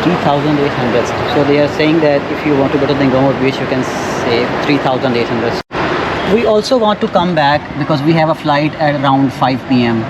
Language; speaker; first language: English; non-native, learner; Urdu